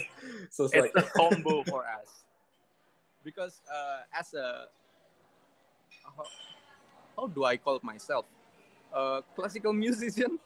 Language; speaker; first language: English; non-native, learner; Indonesian